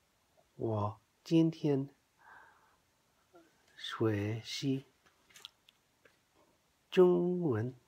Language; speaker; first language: Chinese; non-native, learner; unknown